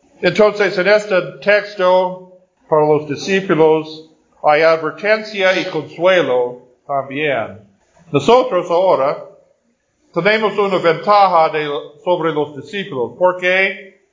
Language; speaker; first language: Spanish; non-native, fluent; Portuguese